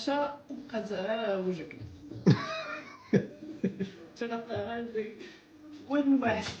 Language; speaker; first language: Arabic; native; Arabic